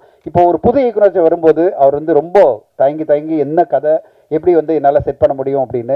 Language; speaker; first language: Tamil; native; Tamil